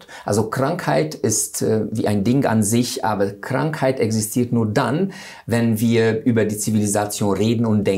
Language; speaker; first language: German; non-native, fluent; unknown